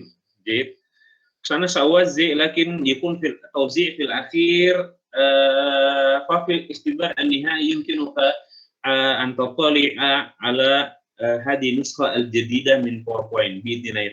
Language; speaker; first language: Arabic; non-native, fluent; Indonesian